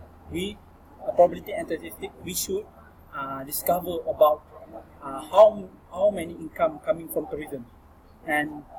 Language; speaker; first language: English; non-native, learner; Malay